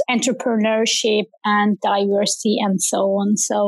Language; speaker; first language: English; non-native, fluent; Turkish